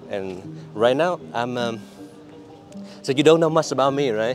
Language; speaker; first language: English; non-native, learner; Vietnamese